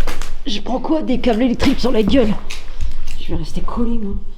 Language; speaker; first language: French; native; French